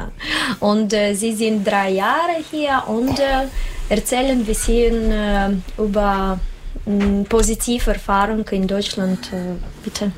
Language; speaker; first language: German; non-native, learner; Russian